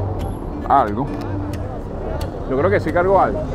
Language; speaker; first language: Spanish; native; Spanish